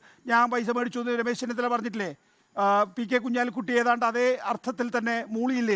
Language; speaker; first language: Malayalam; native; Malayalam